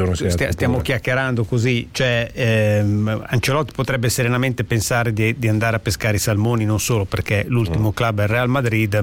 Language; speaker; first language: Italian; native; Italian